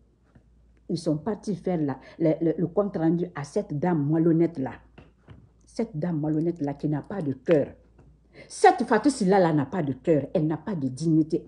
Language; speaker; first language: French; non-native, local second language; Susu